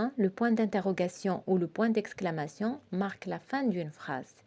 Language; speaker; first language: French; non-native, local second language; Arabic